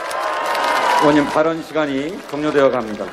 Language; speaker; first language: Korean; native; Korean